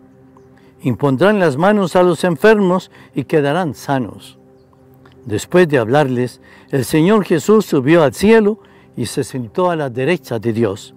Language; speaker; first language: Spanish; native; Spanish